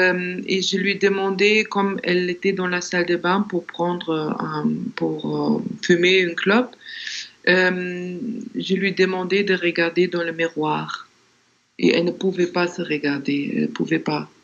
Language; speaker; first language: French; non-native, fluent; German